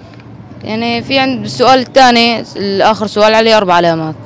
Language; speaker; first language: Arabic; native; Arabic